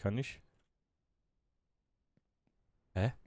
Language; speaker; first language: German; native; German